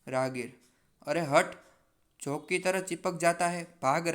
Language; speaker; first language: Hindi; non-native, local second language; Gujarati